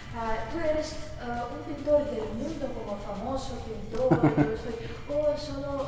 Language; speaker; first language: Spanish; non-native, learner; Russian